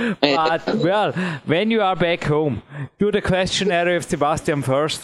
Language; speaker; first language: English; non-native, fluent; German